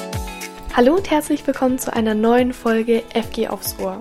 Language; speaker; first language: German; native; German